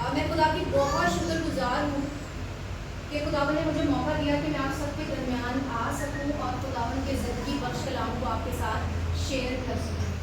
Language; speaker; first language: Urdu; native; Urdu